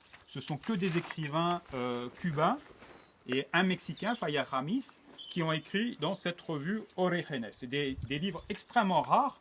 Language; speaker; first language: French; native; French